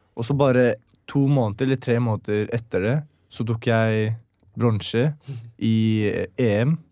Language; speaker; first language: Norwegian; early bilingual, other home language; Chechen